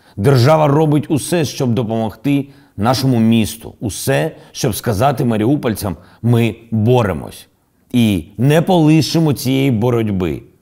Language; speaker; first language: Ukrainian; non-native, local second language; Russian